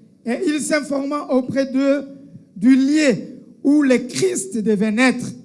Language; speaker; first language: French; non-native, local second language; Lingala